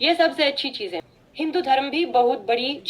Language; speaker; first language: Hindi; non-native, fluent; Russian